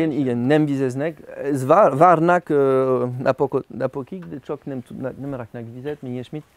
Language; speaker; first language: Hungarian; non-native, learner; French